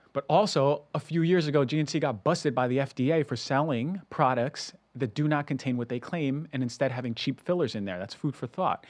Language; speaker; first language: English; native; English